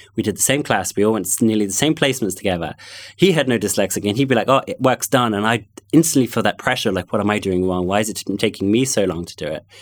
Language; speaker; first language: English; native; English